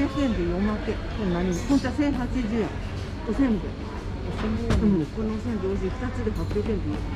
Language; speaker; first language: Japanese; native; Japanese